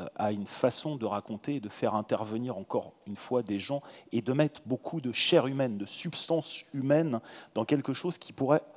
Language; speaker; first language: French; native; French